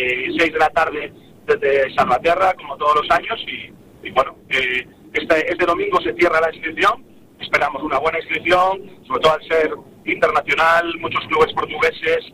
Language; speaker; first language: Spanish; native; Spanish